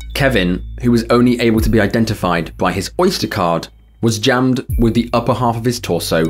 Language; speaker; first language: English; native; English